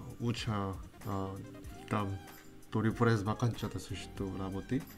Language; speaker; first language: Bulgarian; non-native, learner; Korean